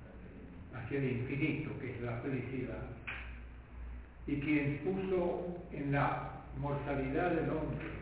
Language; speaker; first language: Spanish; native; Spanish